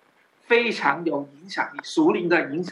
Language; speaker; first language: Chinese; native; Chinese